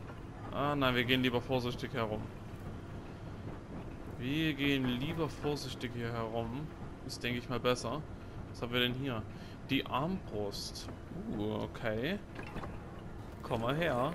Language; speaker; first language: German; native; German